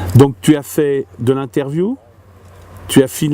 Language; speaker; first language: French; native; French